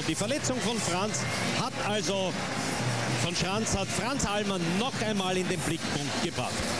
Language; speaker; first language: German; native; German